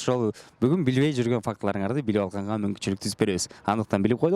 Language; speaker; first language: Kyrgyz; native; Kyrgyz